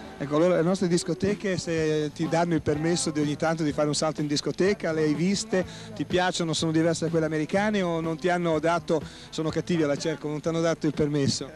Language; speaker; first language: Italian; native; Italian